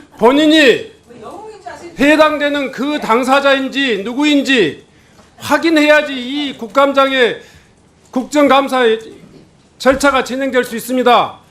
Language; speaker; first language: Korean; native; Korean